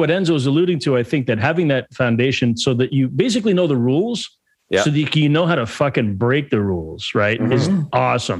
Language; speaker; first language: English; native; English